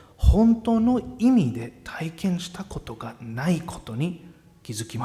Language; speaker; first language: Japanese; non-native, fluent; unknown